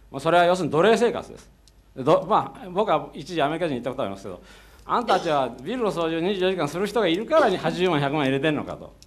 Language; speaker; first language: Japanese; native; Japanese